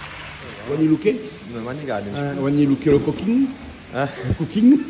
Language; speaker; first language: English; non-native, learner; French